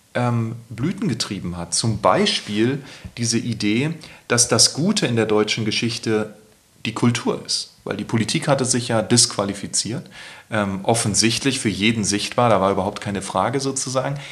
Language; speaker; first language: German; native; German